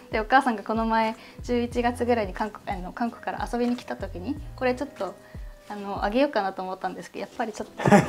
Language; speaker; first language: Japanese; non-native, fluent; Korean